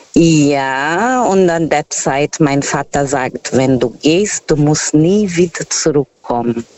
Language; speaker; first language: German; non-native, learner; Portuguese